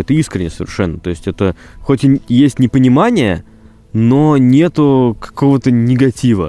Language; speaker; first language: Russian; native; Russian